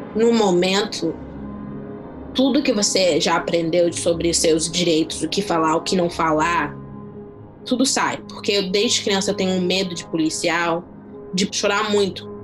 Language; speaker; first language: Portuguese; non-native, fluent; English